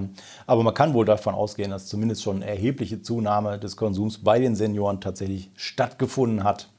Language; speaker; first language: German; native; German